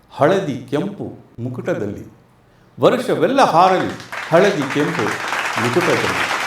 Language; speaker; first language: Kannada; non-native, local second language; Tamil